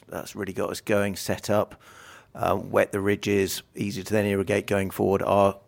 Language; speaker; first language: English; native; English